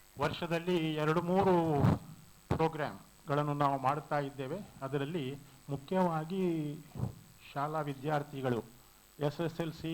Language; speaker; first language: Kannada; non-native, local second language; Konkani